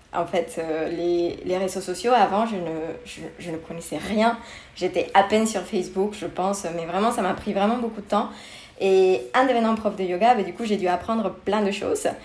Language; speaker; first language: French; non-native, fluent; Spanish